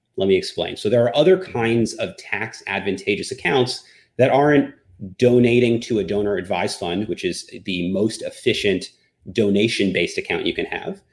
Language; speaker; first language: English; native; English